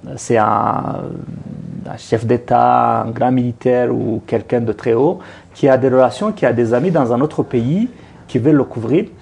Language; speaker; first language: French; non-native, local second language; Kinyarwanda